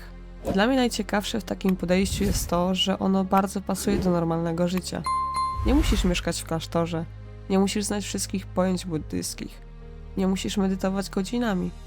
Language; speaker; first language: Polish; native; Polish